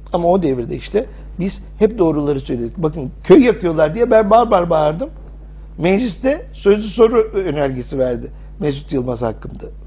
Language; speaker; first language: Turkish; early bilingual, heritage; English